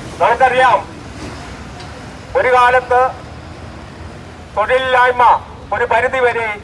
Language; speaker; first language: Malayalam; native; Malayalam